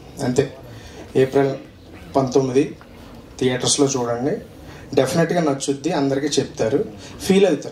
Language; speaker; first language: Telugu; native; Telugu